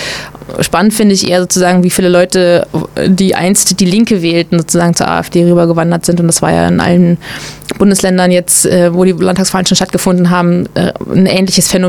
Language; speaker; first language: German; native; German